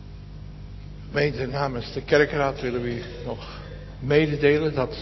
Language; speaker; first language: Dutch; native; Dutch